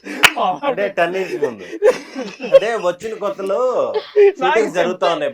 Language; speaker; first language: Telugu; native; Telugu